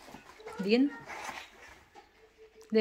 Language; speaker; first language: Swedish; non-native, learner; Indonesian